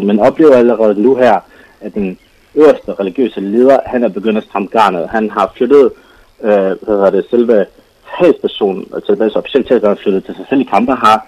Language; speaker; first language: Danish; non-native, fluent; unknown